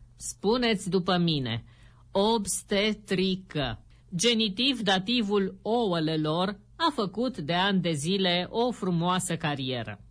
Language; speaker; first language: Romanian; native; Romanian